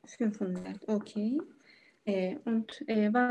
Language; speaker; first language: German; non-native, learner; Turkish